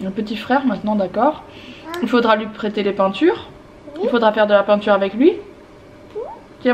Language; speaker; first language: French; native; French